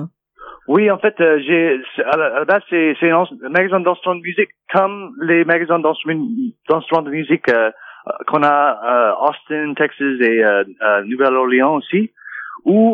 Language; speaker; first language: French; non-native, fluent; English